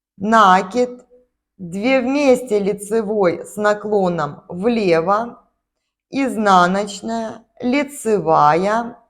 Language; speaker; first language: Russian; native; Russian